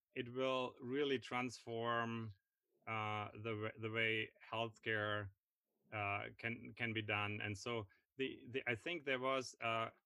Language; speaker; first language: English; non-native, fluent; German